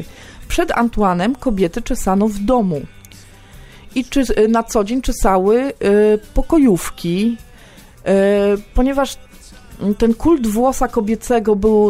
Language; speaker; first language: Polish; native; Polish